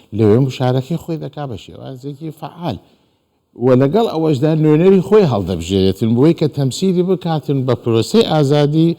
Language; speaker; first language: Central Kurdish; non-native, local second language; Turkish